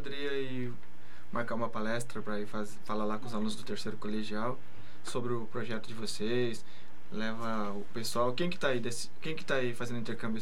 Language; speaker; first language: Portuguese; native; Portuguese